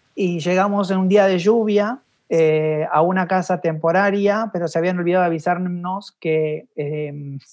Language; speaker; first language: Spanish; native; Spanish